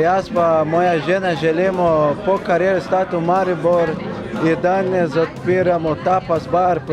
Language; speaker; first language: Slovenian; non-native, learner; Portuguese